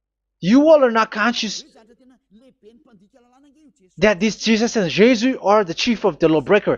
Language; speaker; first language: English; non-native, fluent; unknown